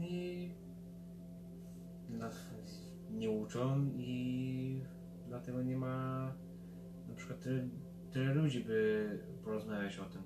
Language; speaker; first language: Polish; early bilingual, heritage; Polish